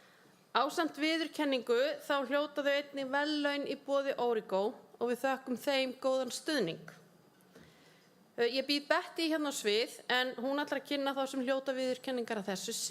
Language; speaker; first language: Icelandic; native; Icelandic